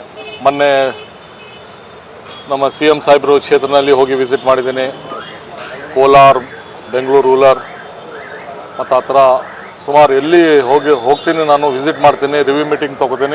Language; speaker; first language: Kannada; non-native, local second language; Urdu